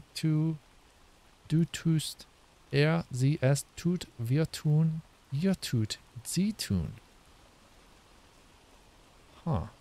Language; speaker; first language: German; non-native, learner; English